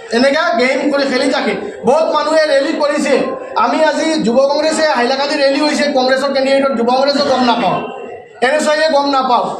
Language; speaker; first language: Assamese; non-native, local second language; Bangla